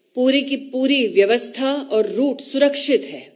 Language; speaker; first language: Hindi; native; Hindi